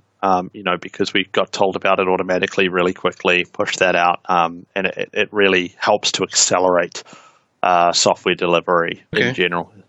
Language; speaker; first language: English; native; English